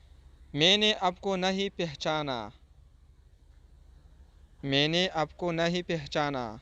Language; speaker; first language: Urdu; non-native, fluent; Pashto